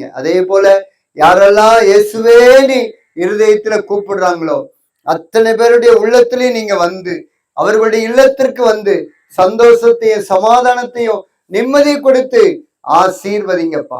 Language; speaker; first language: Tamil; native; Tamil